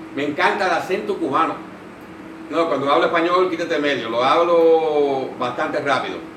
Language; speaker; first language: Spanish; early bilingual, heritage; Spanish